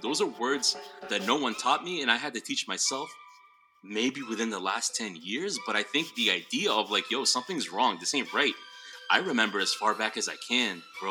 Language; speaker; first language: English; early bilingual, other home language; Spanish